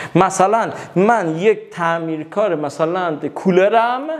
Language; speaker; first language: Persian; native; Persian